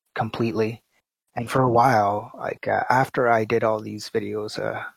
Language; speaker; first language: English; native; English